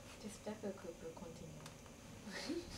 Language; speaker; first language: French; non-native, learner; Japanese